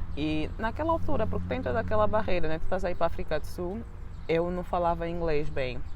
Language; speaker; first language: Portuguese; native; Portuguese